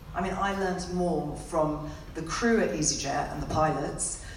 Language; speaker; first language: English; native; English